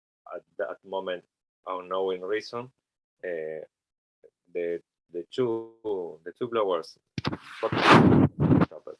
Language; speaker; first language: English; non-native, learner; Spanish